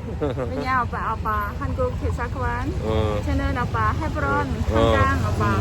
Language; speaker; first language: Korean; non-native, learner; Khmer